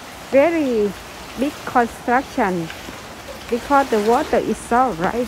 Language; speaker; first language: English; non-native, learner; Thai